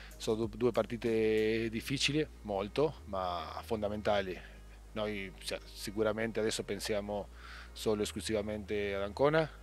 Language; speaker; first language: Italian; non-native, fluent; Spanish